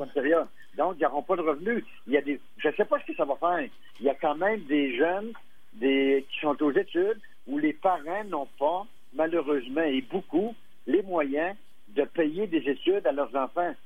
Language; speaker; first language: French; native; French